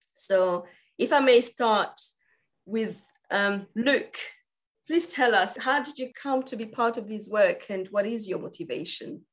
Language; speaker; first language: English; non-native, local second language; Kinyarwanda